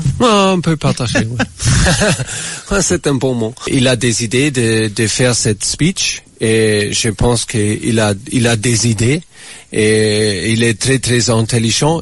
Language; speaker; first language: French; non-native, learner; German